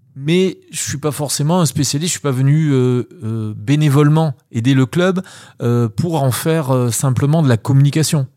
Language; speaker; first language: French; native; French